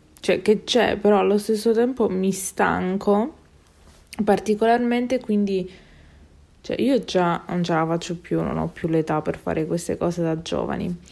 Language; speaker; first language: Italian; native; Italian